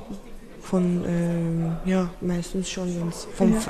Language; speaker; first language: German; early bilingual, other home language; Turkish